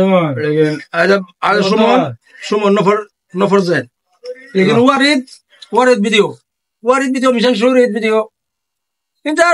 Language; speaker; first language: Arabic; non-native, learner; Bangla